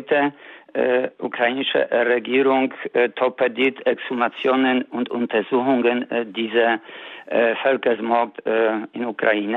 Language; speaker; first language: German; non-native, fluent; Polish